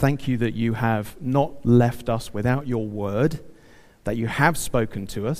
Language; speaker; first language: English; native; English